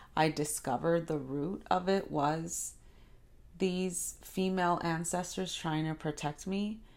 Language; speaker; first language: English; early bilingual, other home language; Spanish